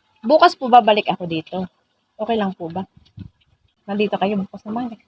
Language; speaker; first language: Filipino; non-native, local second language; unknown